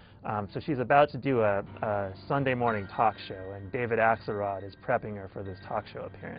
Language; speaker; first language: English; native; English